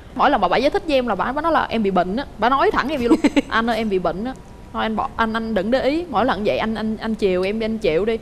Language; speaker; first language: Vietnamese; native; Vietnamese